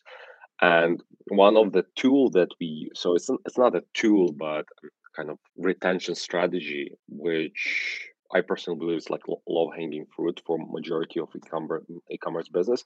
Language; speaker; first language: English; non-native, fluent; Ukrainian